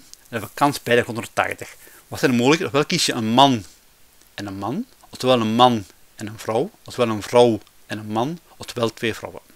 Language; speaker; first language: Dutch; native; Dutch